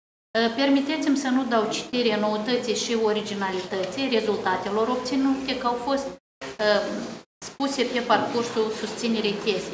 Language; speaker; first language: Romanian; native; Romanian